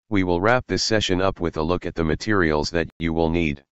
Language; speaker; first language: English; non-native, fluent; German